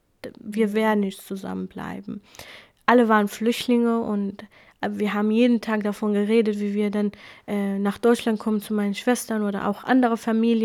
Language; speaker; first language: German; non-native, fluent; Kurdish